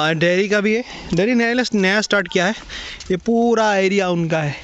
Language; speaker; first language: Hindi; non-native, local second language; Assamese